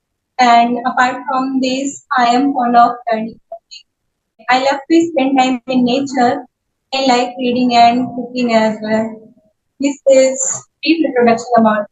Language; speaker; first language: English; non-native, learner; Hindi